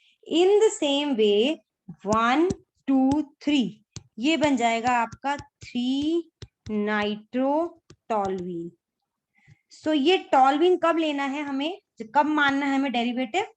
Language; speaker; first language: Hindi; native; Hindi